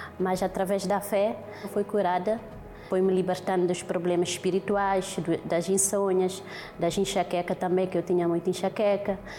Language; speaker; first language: Portuguese; non-native, local second language; Kabuverdianu